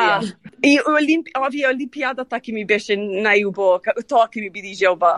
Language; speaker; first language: Macedonian; early bilingual, heritage; Macedonian